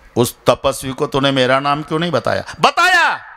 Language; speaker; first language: Hindi; non-native, local second language; Marathi